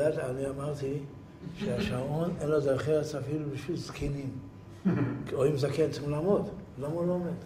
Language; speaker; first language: Hebrew; early bilingual, other home language; Yiddish